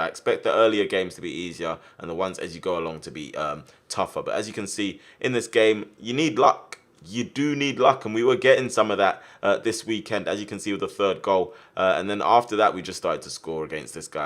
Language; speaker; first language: English; native; English